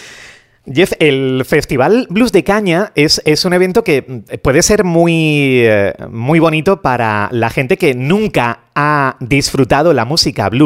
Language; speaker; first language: Spanish; native; Spanish